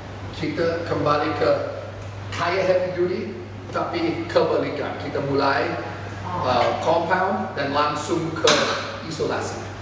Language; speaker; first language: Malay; non-native, fluent; English